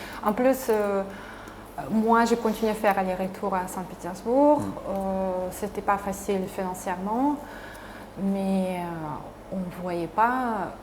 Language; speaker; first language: French; non-native, fluent; Russian